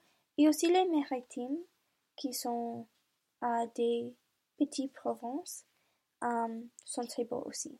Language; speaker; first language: French; non-native, learner; English